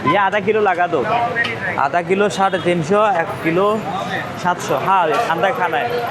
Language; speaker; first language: Hindi; non-native, learner; Bangla